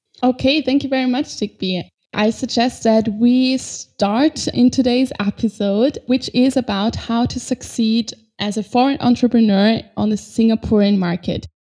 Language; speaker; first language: English; non-native, fluent; German